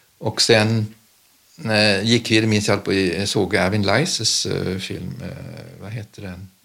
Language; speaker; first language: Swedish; early bilingual, other home language; German